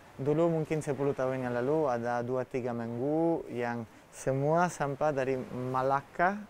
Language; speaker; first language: Indonesian; non-native, learner; Italian